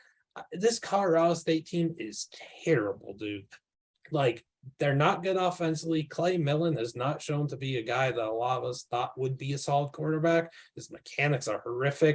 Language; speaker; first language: English; native; English